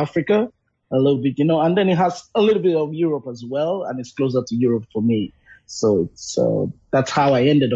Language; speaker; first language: English; non-native, local second language; Yoruba